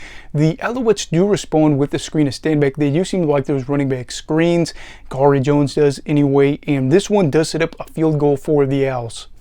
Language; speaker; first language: English; native; English